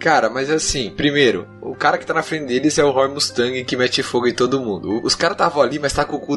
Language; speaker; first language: Portuguese; native; Portuguese